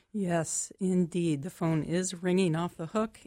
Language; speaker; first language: English; native; English